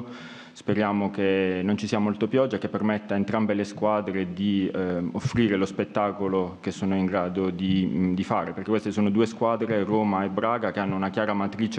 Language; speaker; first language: Italian; non-native, fluent; Portuguese